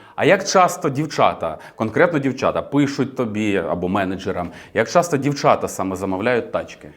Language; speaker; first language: Ukrainian; native; Ukrainian